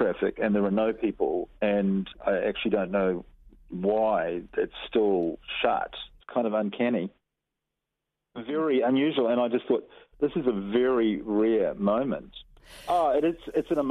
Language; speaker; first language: English; native; English